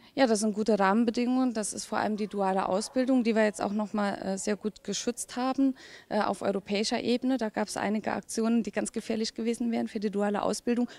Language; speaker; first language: German; native; German